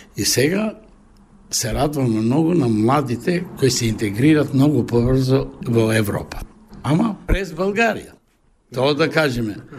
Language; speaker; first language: Bulgarian; early bilingual, heritage; Bulgarian